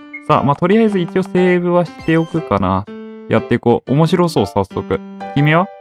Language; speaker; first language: Japanese; native; Japanese